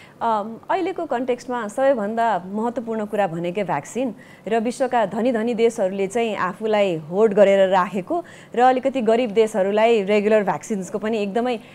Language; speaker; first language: Nepali; native; Nepali